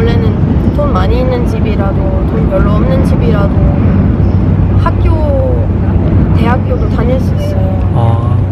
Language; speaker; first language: Korean; non-native, learner; German